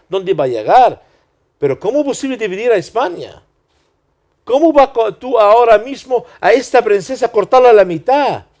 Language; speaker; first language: Spanish; non-native, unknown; Arabic